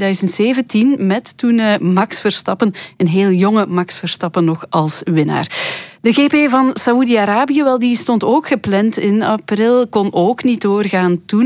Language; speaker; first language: Dutch; native; Dutch